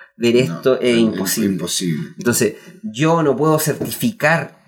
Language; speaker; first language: Spanish; native; Spanish